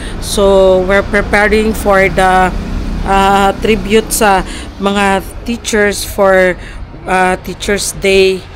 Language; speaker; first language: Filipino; non-native, local second language; Cebuano